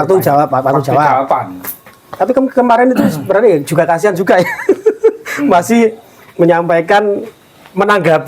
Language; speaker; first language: Indonesian; non-native, local second language; Javanese